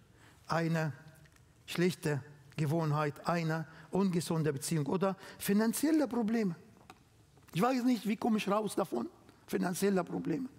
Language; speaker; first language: German; non-native, learner; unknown